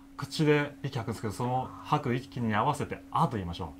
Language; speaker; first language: Japanese; native; Japanese